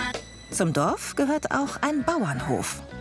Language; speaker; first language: German; native; German